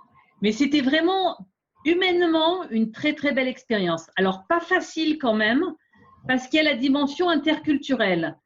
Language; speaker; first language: French; native; French